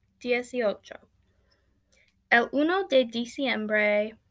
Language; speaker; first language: Spanish; non-native, learner; English